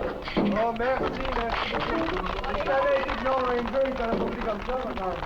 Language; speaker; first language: French; native; French